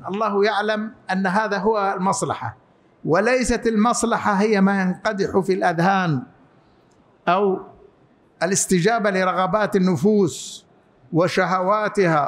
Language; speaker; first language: Arabic; native; Arabic